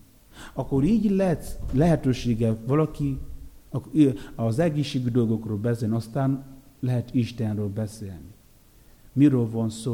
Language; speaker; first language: Hungarian; non-native, fluent; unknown